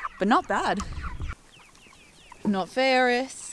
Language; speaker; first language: English; native; English